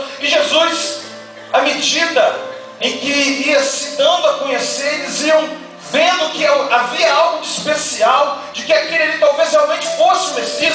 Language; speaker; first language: Portuguese; native; Portuguese